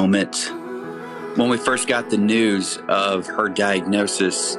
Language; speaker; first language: English; native; English